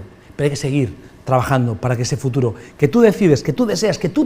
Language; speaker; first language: Spanish; native; Spanish